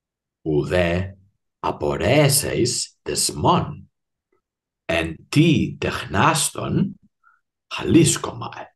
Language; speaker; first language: Greek; non-native, fluent; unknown